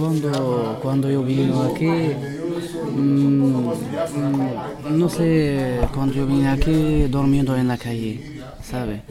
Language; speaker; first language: Spanish; non-native, learner; Arabic